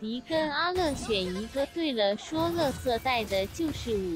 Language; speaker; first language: Chinese; native; Chinese